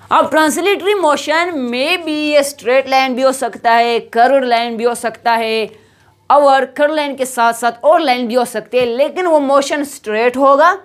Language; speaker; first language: Urdu; non-native, local second language; Pashto